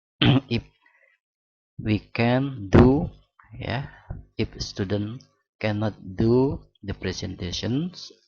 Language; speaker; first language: English; non-native, learner; Indonesian